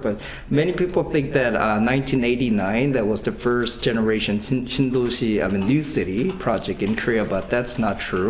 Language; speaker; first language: English; non-native, fluent; Korean